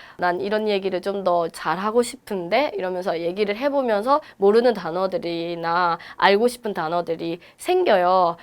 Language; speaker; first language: Korean; non-native, fluent; Burmese